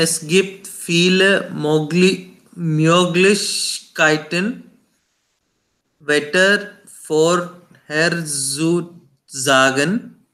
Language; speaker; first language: German; non-native, learner; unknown